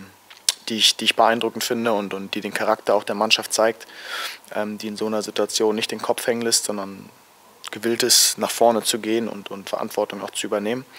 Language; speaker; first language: German; native; German